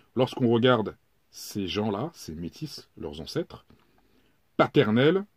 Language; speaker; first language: French; native; French